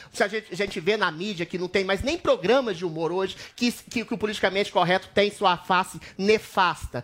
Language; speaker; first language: Portuguese; native; Portuguese